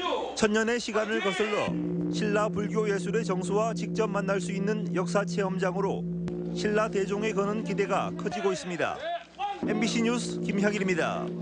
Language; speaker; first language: Korean; native; Korean